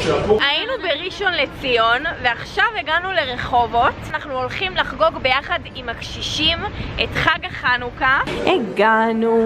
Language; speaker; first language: Hebrew; native; Hebrew